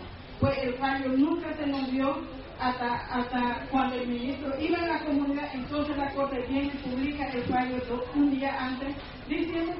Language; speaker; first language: Spanish; non-native, local second language; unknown